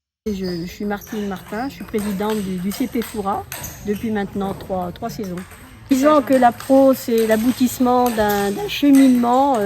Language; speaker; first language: French; native; French